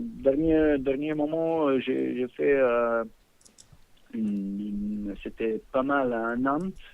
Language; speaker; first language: French; non-native, fluent; Bosnian